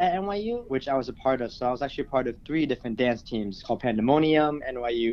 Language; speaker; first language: English; native; English